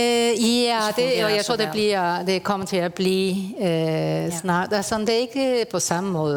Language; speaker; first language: Danish; early bilingual, heritage; Spanish